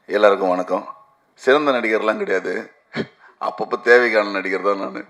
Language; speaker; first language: Tamil; native; Tamil